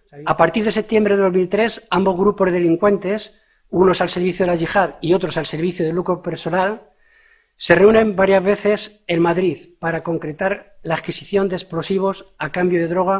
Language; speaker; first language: Spanish; native; Spanish